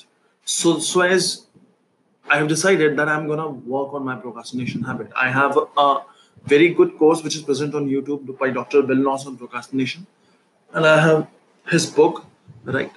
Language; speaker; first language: English; non-native, local second language; Hindi